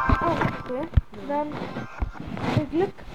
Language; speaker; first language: German; early bilingual, other home language; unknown